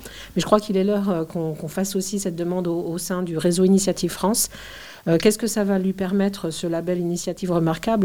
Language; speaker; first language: French; native; French